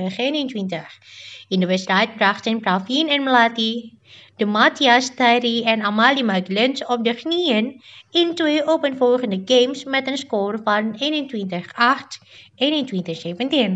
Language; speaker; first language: Dutch; non-native, learner; Indonesian